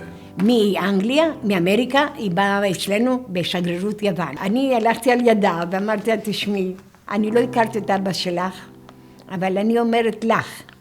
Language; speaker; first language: Hebrew; non-native, fluent; Greek